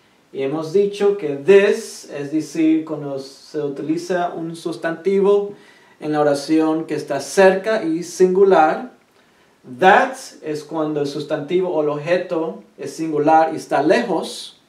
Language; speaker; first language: Spanish; early bilingual, heritage; Spanish